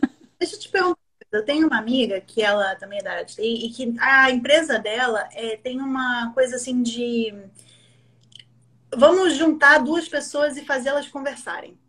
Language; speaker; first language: Portuguese; native; Portuguese